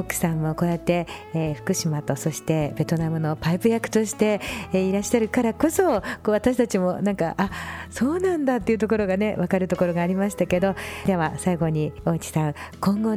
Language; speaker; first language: Japanese; native; Japanese